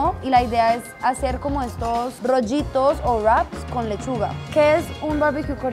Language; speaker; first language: Spanish; native; Spanish